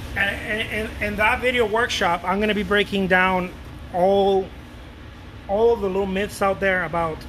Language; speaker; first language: English; non-native, fluent; Spanish